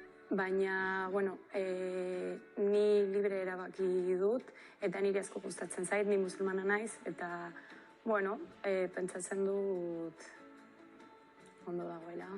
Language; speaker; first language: Basque; non-native, local second language; Spanish